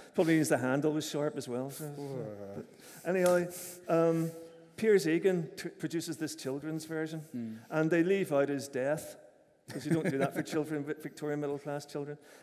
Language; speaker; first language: English; native; English